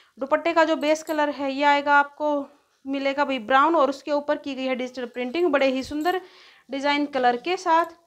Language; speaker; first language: Hindi; native; Hindi